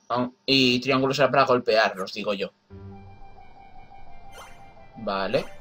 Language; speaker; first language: Spanish; native; Spanish